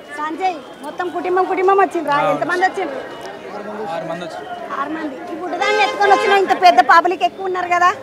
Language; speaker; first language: Telugu; native; Telugu